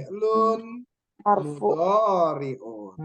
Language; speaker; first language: Arabic; non-native, fluent; Indonesian